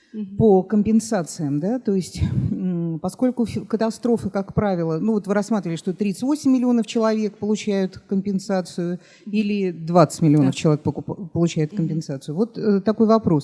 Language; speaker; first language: Russian; native; Russian